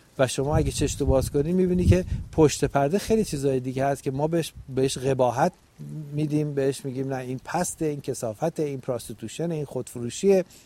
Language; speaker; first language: Persian; native; Persian